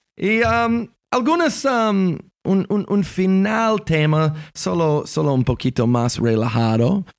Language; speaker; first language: Spanish; non-native, learner; English